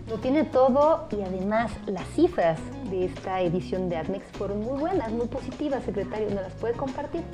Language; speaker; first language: Spanish; native; Spanish